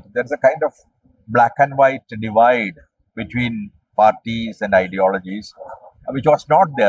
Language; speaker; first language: English; non-native, local second language; Malayalam